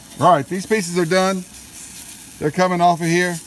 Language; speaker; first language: English; native; English